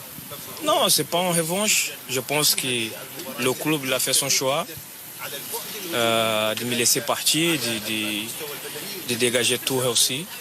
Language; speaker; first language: French; non-native, fluent; Portuguese